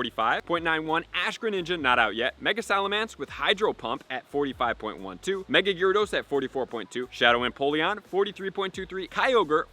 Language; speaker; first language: English; native; English